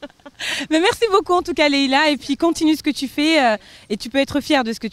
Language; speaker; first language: French; native; French